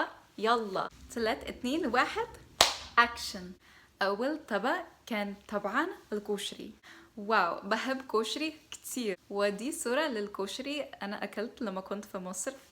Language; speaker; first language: Arabic; non-native, fluent; English